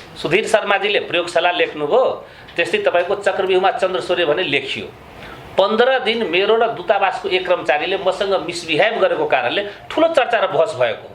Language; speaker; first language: Nepali; non-native, local second language; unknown